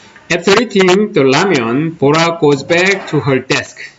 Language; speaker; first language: English; non-native, fluent; Korean